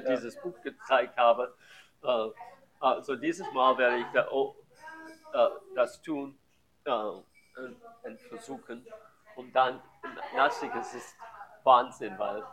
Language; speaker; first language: German; non-native, learner; English